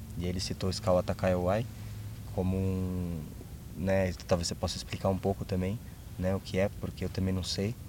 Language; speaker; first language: Portuguese; native; Portuguese